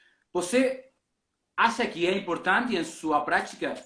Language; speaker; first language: Portuguese; non-native, learner; Spanish